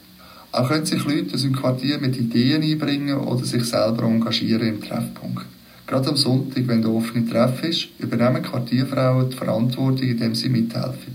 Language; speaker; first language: German; native; German